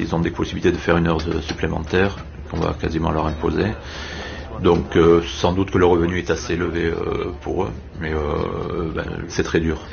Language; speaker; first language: French; native; French